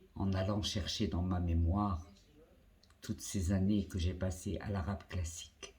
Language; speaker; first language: French; non-native, local second language; Arabic